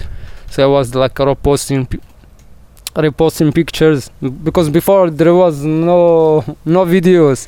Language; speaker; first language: English; non-native, learner; Arabic